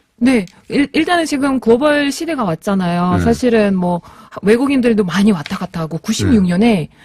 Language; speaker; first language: Korean; non-native, fluent; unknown